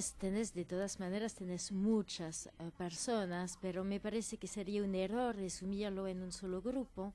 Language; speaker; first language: Spanish; non-native, fluent; French